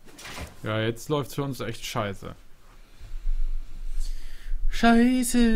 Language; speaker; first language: German; native; German